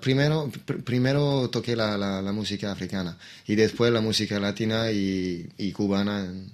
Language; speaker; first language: Spanish; non-native, fluent; French